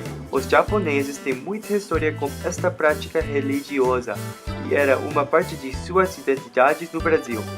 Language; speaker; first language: Portuguese; non-native, learner; English